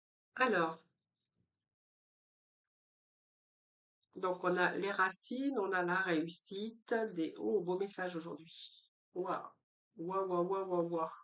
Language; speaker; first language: French; native; French